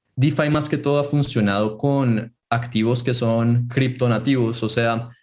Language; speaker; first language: Spanish; native; Spanish